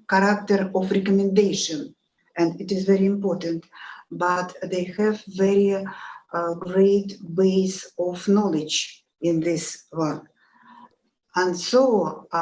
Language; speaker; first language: English; non-native, learner; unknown